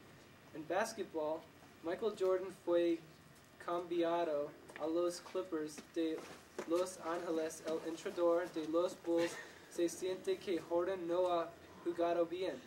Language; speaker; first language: Spanish; non-native, learner; English